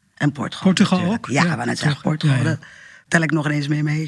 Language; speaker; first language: Dutch; early bilingual, other home language; Portuguese